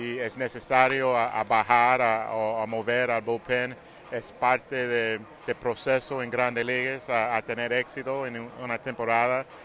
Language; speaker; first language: Spanish; non-native, learner; English